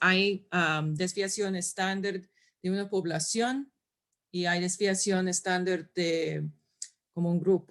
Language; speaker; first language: Spanish; non-native, fluent; English